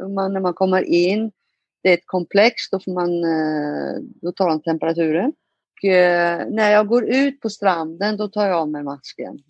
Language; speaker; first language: Swedish; native; Swedish